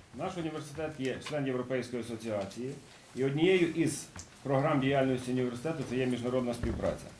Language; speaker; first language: Ukrainian; native; Ukrainian